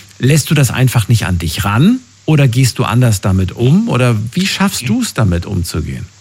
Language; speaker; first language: German; native; German